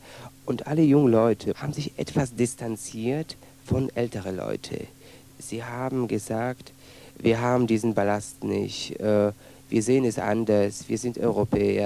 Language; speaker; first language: German; non-native, fluent; Polish